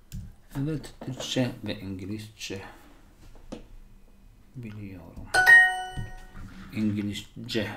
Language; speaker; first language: Turkish; non-native, learner; Slovak